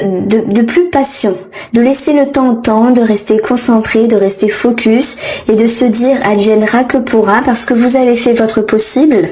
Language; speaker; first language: French; native; French